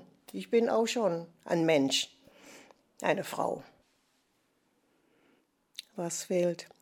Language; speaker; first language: German; non-native, fluent; English